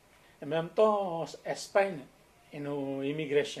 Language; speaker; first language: French; non-native, learner; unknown